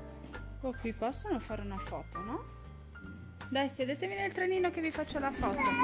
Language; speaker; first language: Italian; native; Italian